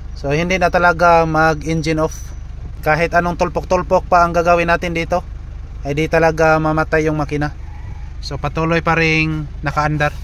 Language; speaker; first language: Filipino; non-native, local second language; Cebuano